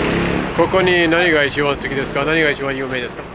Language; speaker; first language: Japanese; non-native, learner; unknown